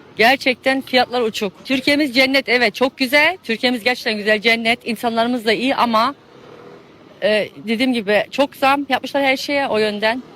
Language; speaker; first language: Turkish; early bilingual, heritage; Turkish